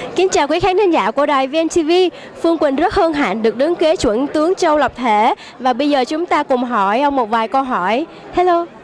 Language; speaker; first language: Vietnamese; early bilingual, heritage; Vietnamese